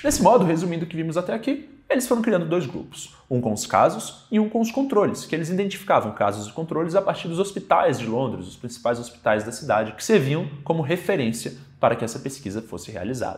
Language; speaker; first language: Portuguese; native; Portuguese